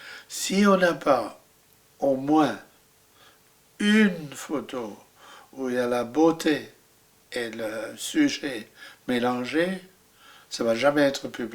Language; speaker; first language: French; non-native, fluent; German